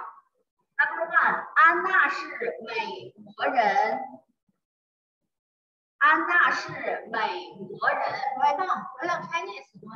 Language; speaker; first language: English; non-native, learner; Chinese